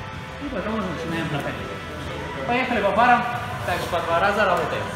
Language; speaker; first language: Russian; native; Russian